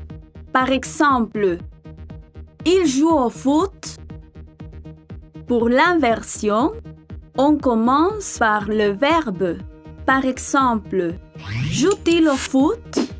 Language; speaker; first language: French; non-native, fluent; Spanish